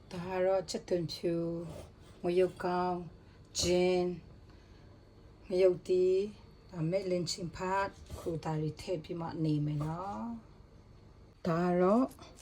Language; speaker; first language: Burmese; non-native, local second language; Kachin